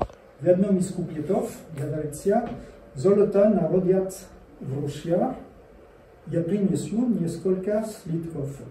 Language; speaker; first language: Russian; non-native, learner; French